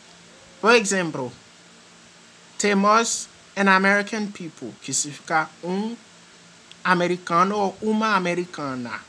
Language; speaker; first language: Portuguese; non-native, fluent; French